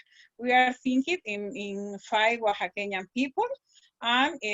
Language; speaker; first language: English; non-native, learner; Spanish